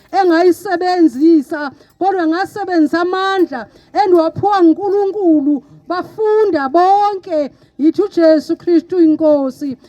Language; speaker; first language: Zulu; non-native, local second language; Xhosa